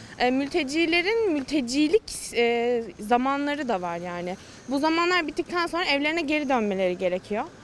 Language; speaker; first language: Turkish; native; Turkish